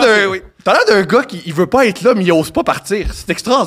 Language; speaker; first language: French; native; French